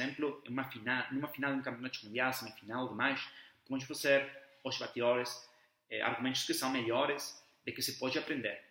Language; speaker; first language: Portuguese; non-native, fluent; Spanish